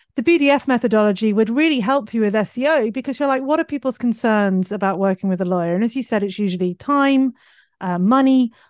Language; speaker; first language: English; native; English